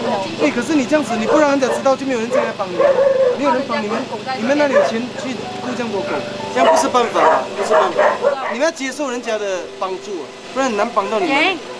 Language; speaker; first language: Chinese; native; Chinese